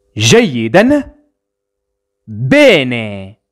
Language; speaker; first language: Arabic; native; Arabic